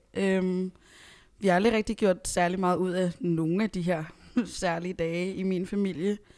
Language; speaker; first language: Danish; early bilingual, other home language; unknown